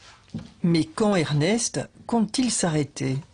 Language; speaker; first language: French; native; French